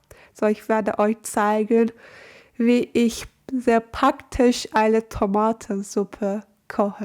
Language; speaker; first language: German; non-native, learner; Turkish